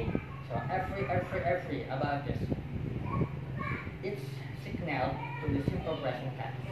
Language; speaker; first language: English; non-native, learner; Indonesian